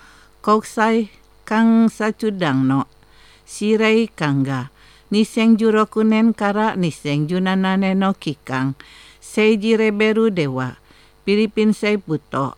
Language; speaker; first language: Japanese; non-native, fluent; Indonesian